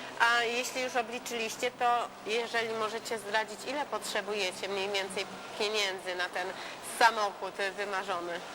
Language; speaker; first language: Polish; native; Polish